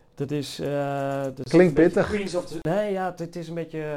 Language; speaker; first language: Dutch; native; Dutch